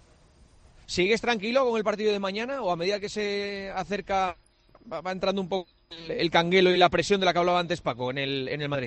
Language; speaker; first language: Spanish; native; Spanish